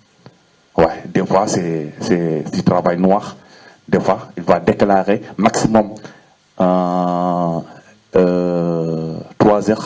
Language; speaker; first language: French; non-native, learner; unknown